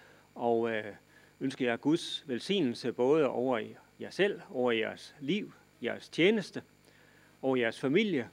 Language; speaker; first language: Danish; native; Danish